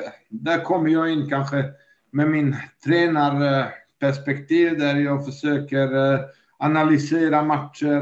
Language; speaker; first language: Swedish; non-native, fluent; Serbian